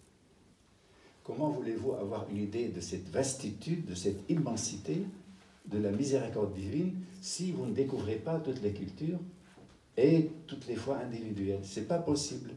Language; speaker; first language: French; non-native, fluent; Arabic